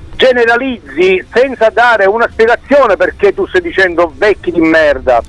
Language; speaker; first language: Italian; native; Italian